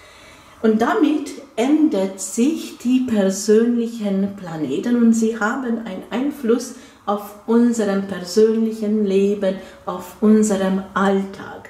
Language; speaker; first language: German; non-native, fluent; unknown